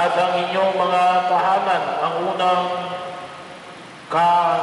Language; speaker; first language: Filipino; native; Filipino